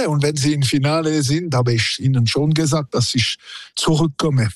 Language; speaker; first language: German; non-native, local second language; French